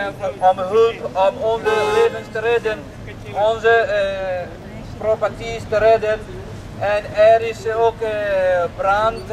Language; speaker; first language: Dutch; non-native, fluent; Rohingya